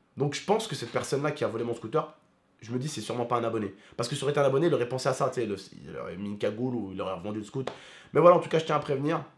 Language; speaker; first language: French; early bilingual, other home language; Arabic